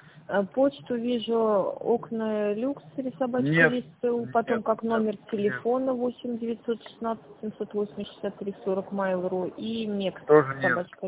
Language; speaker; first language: Russian; native; Russian